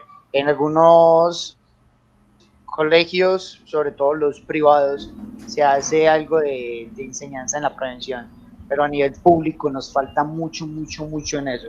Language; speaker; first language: Spanish; native; Spanish